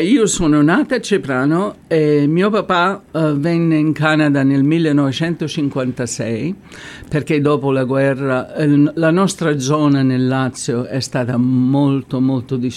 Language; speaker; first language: Italian; native; Italian